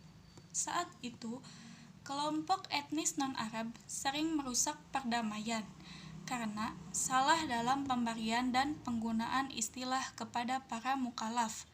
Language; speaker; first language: Indonesian; native; Indonesian